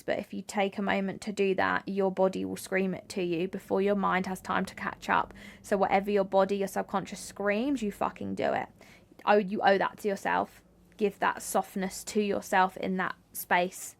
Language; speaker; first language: English; native; English